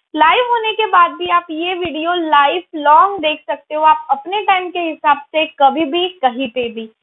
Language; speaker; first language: Hindi; non-native, local second language; Marathi